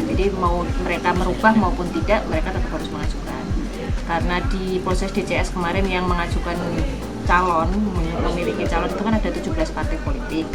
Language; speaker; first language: Indonesian; native; Indonesian